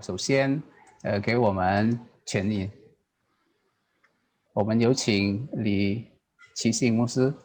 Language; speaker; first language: Chinese; non-native, learner; Indonesian